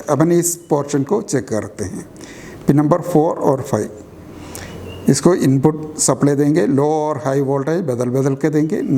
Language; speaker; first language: Hindi; native; Hindi